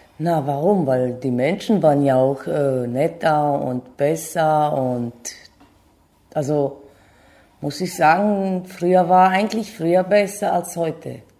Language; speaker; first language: German; non-native, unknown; Serbian